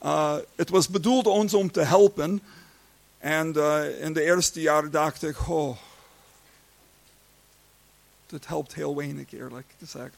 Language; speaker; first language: Dutch; non-native, learner; English